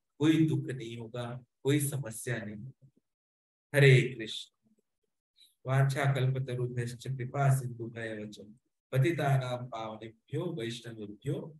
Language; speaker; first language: Hindi; non-native, local second language; Marathi